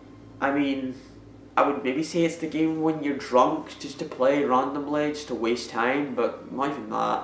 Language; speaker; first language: English; native; English